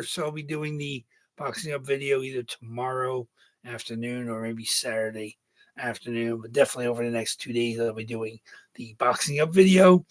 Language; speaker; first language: English; native; English